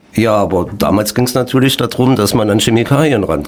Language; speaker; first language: German; native; German